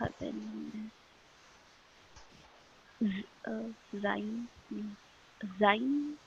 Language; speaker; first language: German; non-native, learner; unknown